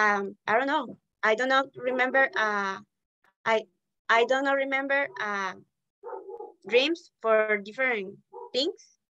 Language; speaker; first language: English; non-native, learner; Spanish